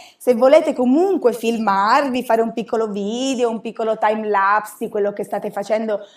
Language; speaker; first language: Italian; native; Italian